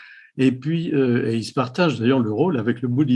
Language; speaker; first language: French; native; French